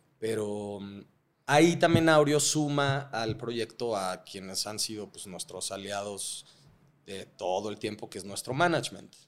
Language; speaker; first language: Spanish; native; Spanish